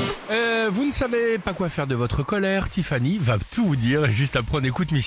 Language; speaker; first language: French; native; French